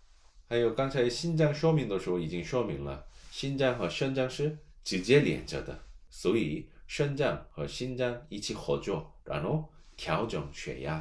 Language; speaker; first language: Chinese; non-native, learner; Korean